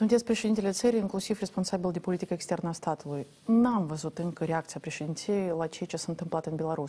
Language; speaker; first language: Romanian; native; Romanian